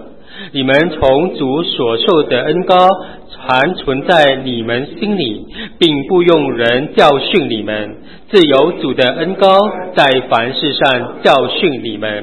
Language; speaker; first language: Chinese; native; Chinese